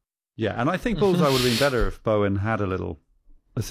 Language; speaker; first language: English; native; English